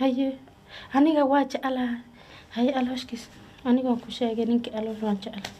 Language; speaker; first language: Somali; non-native, learner; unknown